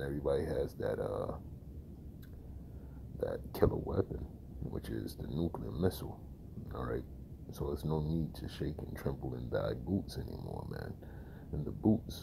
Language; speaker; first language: English; native; English